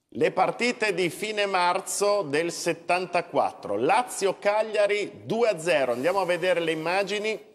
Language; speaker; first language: Italian; native; Italian